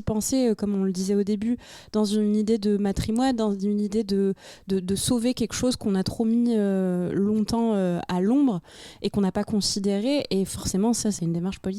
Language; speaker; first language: French; native; French